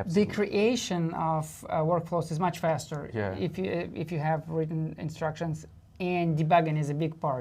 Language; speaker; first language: English; non-native, fluent; Russian